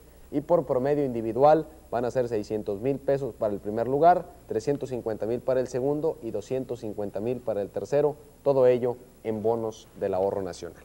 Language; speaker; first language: Spanish; native; Spanish